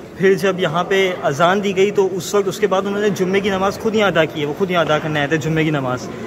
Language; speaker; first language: Urdu; native; Urdu